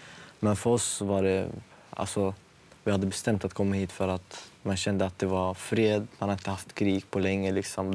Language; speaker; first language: Swedish; early bilingual, other home language; Arabic